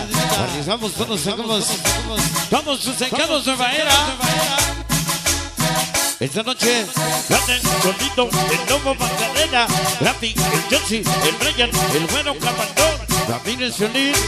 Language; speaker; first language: Spanish; native; Spanish